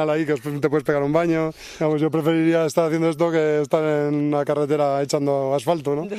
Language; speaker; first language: Spanish; native; Spanish